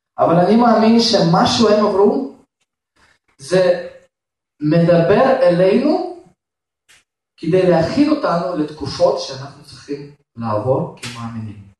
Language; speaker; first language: Hebrew; non-native, fluent; Russian